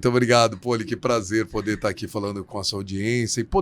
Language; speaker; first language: Portuguese; native; Portuguese